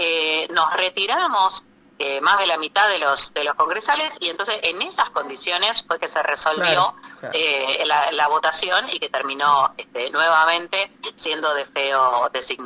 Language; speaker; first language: Spanish; native; Spanish